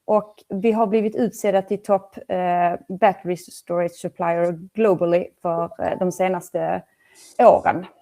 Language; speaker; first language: Swedish; native; Swedish